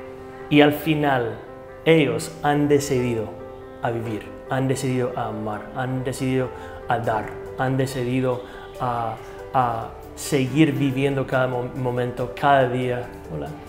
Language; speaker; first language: Spanish; non-native, fluent; English